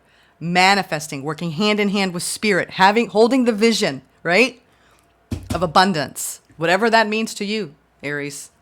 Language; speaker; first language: English; native; English